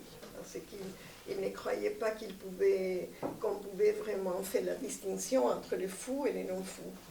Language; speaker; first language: French; non-native, fluent; Spanish